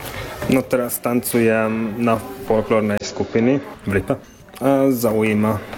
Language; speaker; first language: Slovak; non-native, learner; Hungarian